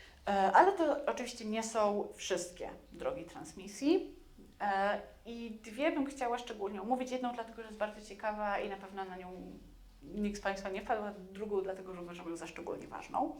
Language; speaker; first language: Polish; native; Polish